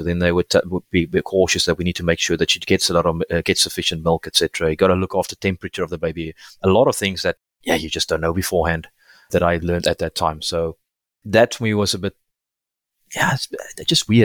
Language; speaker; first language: English; non-native, local second language; Afrikaans